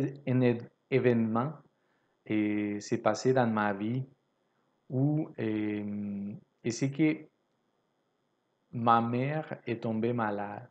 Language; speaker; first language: French; non-native, fluent; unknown